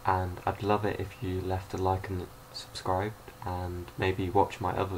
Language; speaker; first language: English; native; English